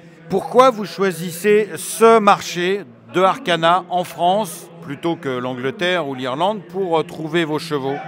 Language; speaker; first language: French; native; French